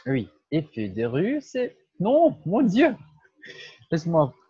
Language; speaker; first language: French; non-native, fluent; Portuguese